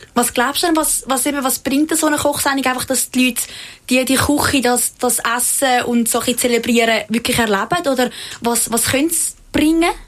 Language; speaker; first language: German; native; German